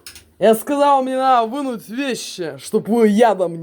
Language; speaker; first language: Russian; native; Russian